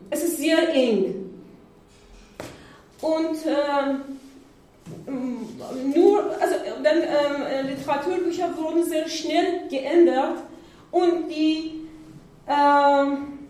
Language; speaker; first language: German; non-native, learner; Persian